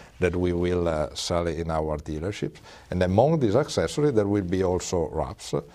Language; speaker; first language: English; non-native, fluent; Italian